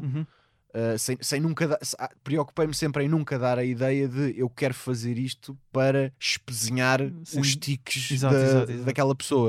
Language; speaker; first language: Portuguese; native; Portuguese